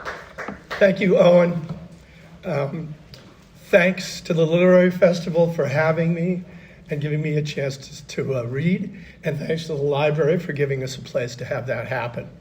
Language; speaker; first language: English; native; English